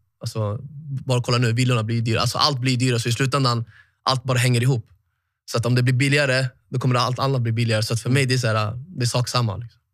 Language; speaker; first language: Swedish; early bilingual, other home language; Tigrinya